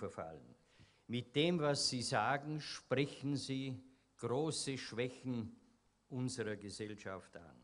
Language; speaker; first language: German; native; German